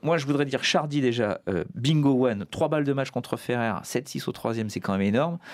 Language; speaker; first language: French; native; French